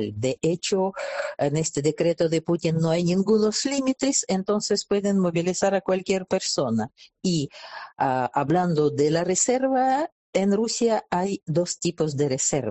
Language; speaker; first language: Spanish; non-native, fluent; Russian